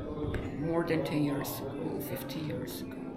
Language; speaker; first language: English; non-native, learner; Armenian